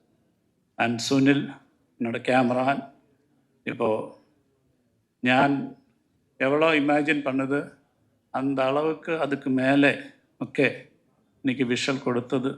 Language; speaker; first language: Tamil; non-native, learner; Malayalam